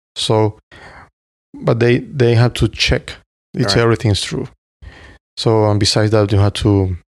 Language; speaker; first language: English; non-native, fluent; Spanish